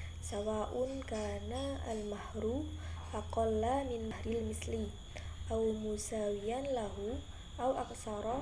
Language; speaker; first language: Arabic; non-native, learner; Indonesian